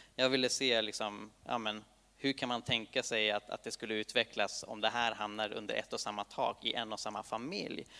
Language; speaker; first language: Swedish; native; Swedish